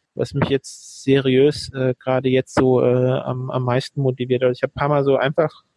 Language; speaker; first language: German; native; German